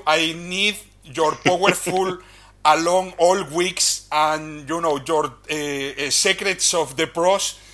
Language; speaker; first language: English; non-native, learner; Spanish